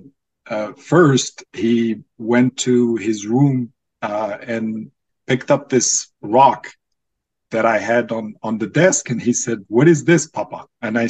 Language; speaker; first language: English; non-native, fluent; Arabic